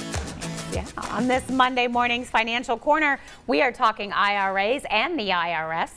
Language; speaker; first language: English; native; English